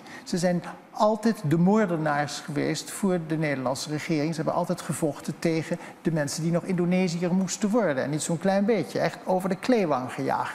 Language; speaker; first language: Dutch; native; Dutch